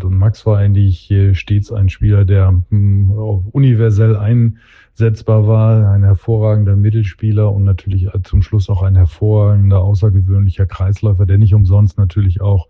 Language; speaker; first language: German; native; German